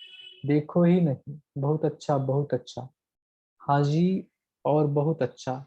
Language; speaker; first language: Hindi; native; Hindi